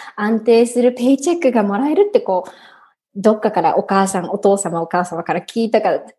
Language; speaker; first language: Japanese; native; Japanese